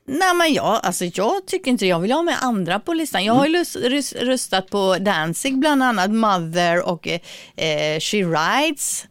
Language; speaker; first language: Swedish; native; Swedish